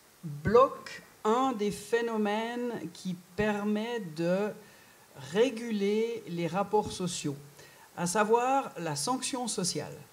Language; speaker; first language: French; native; French